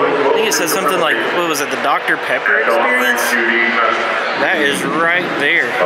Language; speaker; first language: English; native; English